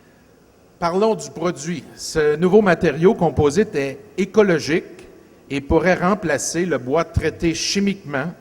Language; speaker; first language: French; native; French